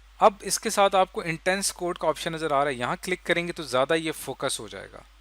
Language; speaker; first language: Urdu; native; Urdu